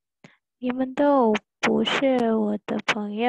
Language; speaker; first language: Chinese; non-native, learner; Indonesian